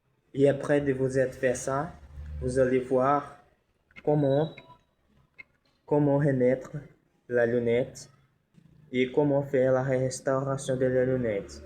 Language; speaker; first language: French; non-native, learner; Portuguese